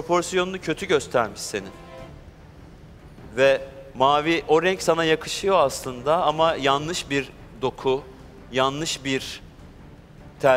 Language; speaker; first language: Turkish; native; Turkish